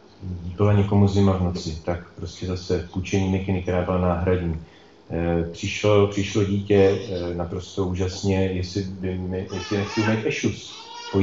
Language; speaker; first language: Czech; native; Czech